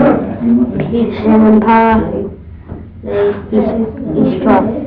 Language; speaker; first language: French; non-native, learner; English